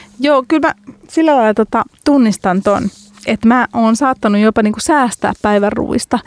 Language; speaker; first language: Finnish; early bilingual, other home language; Hungarian